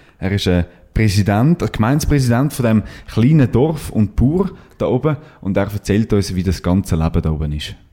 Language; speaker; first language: German; native; German